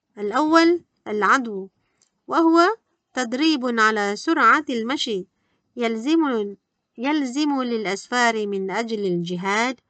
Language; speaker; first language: Arabic; non-native, fluent; Malay